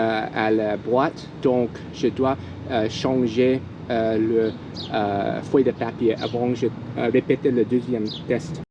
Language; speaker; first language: French; non-native, learner; English